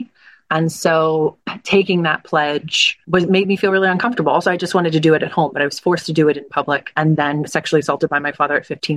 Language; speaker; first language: English; native; English